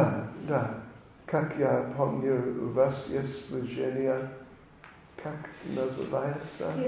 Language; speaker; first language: Russian; non-native, learner; English